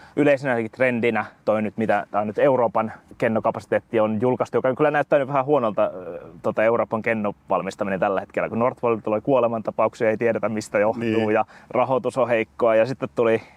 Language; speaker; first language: Finnish; native; Finnish